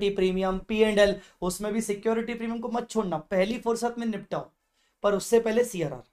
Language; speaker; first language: Hindi; native; Hindi